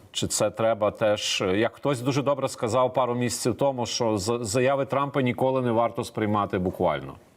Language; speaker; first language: Ukrainian; native; Ukrainian